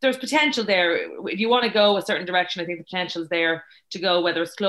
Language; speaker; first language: English; native; English